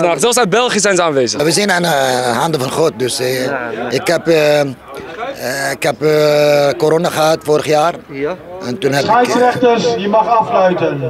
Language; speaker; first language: Dutch; early bilingual, other home language; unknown